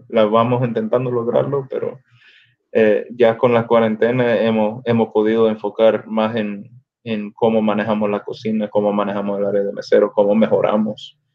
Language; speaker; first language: Spanish; early bilingual, other home language; English